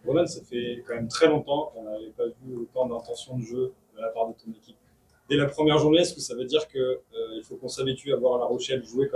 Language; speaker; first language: French; native; French